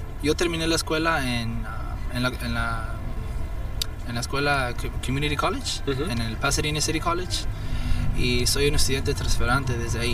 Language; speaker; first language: Spanish; early bilingual, heritage; Spanish